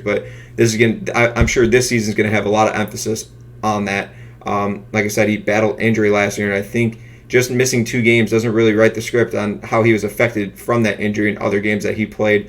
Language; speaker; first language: English; native; English